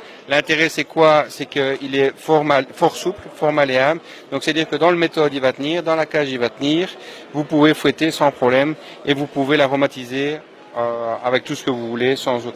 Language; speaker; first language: French; native; French